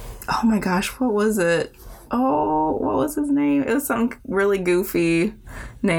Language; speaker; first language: English; native; English